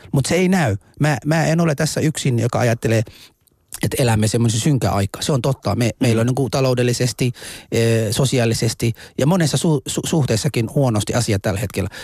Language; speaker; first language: Finnish; non-native, fluent; Somali